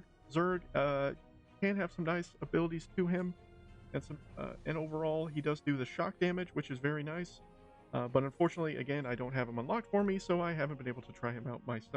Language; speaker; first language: English; native; English